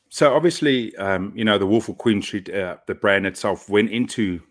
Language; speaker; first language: English; native; English